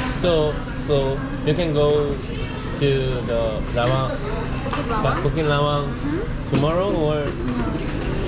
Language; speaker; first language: English; non-native, learner; Korean